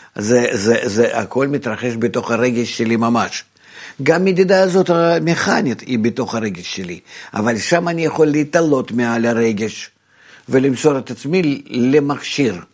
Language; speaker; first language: Hebrew; non-native, fluent; Russian